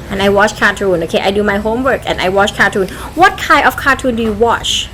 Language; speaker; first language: English; non-native, fluent; Thai